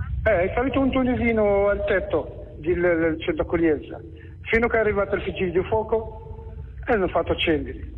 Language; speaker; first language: Italian; non-native, learner; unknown